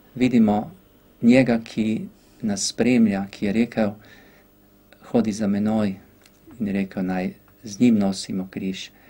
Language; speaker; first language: Slovenian; native; Slovenian